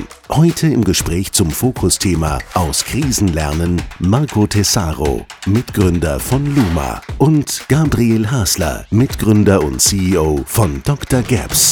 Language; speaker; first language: German; native; German